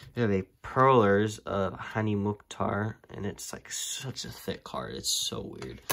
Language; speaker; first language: English; native; English